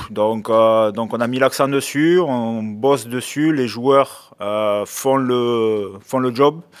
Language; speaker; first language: French; native; French